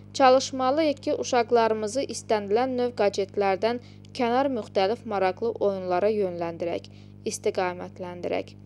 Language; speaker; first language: Azerbaijani; non-native, local second language; Georgian